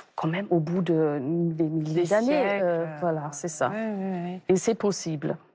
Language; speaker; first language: French; non-native, fluent; German